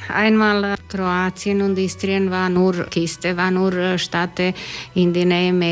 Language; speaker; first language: German; non-native, learner; Croatian